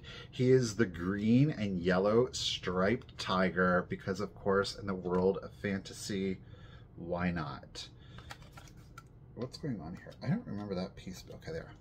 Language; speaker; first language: English; native; English